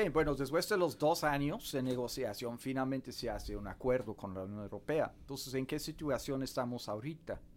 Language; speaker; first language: Spanish; non-native, fluent; English